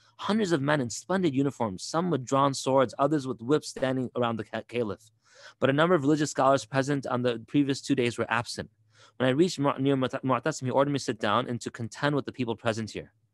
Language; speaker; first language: English; native; English